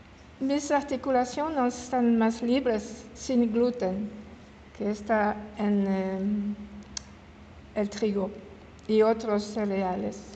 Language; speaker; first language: Spanish; non-native, learner; French